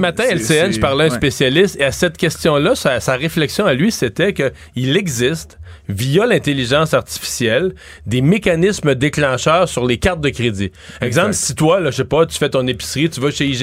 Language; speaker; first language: French; native; French